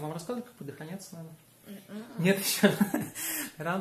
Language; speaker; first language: Russian; native; Russian